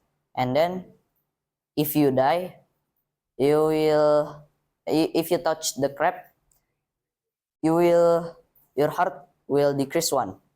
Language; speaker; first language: English; non-native, learner; Indonesian